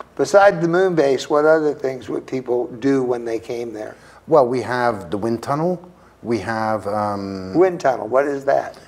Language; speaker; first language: English; native; English